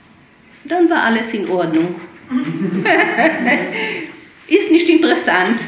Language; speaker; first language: German; early bilingual, heritage; German